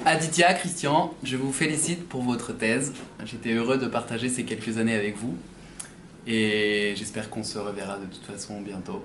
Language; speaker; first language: French; native; French